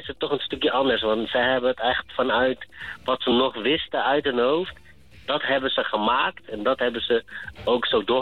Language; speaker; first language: Dutch; native; Dutch